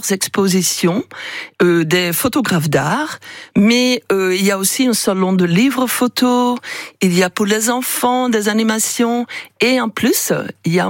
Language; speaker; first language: French; non-native, fluent; Dutch